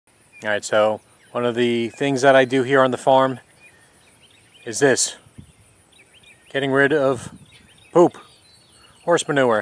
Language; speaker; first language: English; native; English